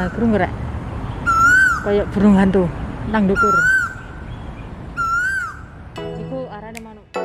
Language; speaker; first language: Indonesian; non-native, local second language; Javanese